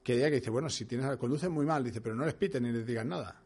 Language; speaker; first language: Spanish; non-native, local second language; Catalan